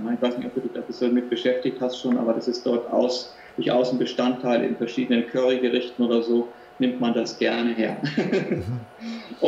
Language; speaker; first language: German; native; German